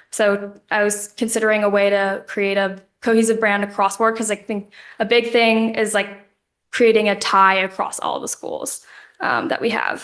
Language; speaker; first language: English; native; English